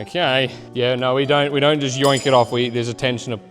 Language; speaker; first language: English; native; English